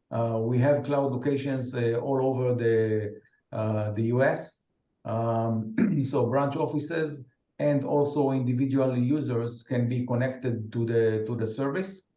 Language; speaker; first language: English; non-native, fluent; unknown